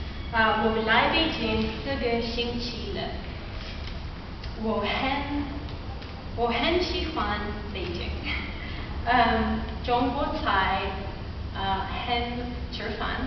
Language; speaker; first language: Chinese; non-native, learner; English